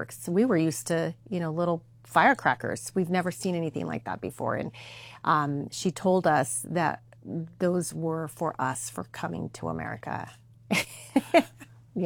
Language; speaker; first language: English; early bilingual, other home language; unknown